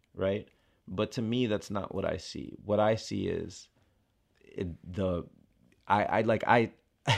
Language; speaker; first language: English; native; English